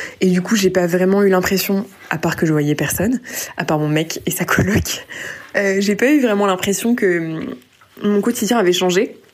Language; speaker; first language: French; native; French